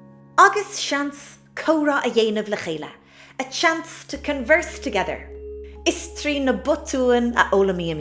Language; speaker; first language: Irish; non-native, local second language; English